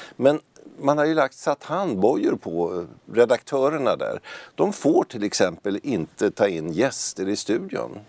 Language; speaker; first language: Swedish; native; Swedish